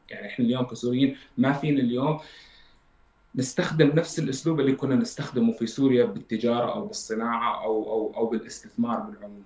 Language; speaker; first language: Arabic; native; Arabic